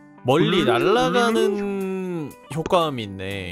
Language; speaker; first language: Korean; native; Korean